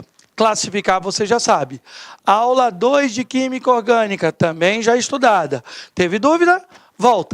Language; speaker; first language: Portuguese; native; Portuguese